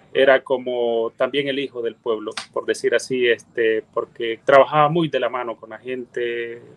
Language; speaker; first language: Spanish; native; Spanish